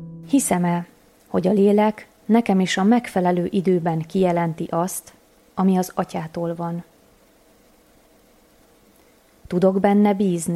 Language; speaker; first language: Hungarian; native; Hungarian